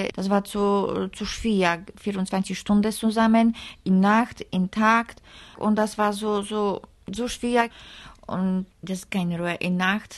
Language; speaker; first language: German; non-native, learner; Polish